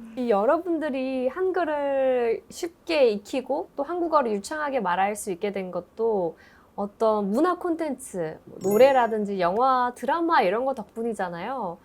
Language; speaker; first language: Korean; native; Korean